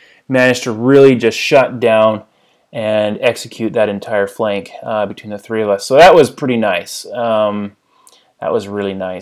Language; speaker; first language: English; native; English